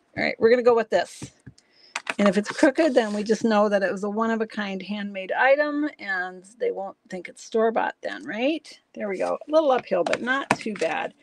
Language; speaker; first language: English; native; English